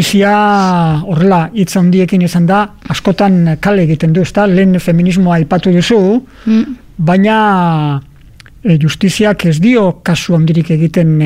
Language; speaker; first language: Basque; native; Basque